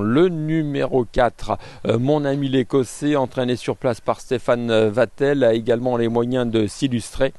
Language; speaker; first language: French; native; French